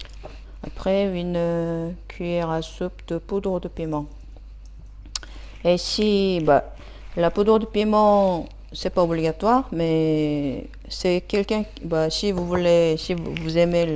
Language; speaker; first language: French; non-native, fluent; Korean